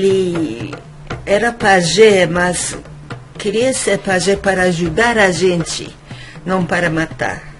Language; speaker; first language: Portuguese; non-native, local second language; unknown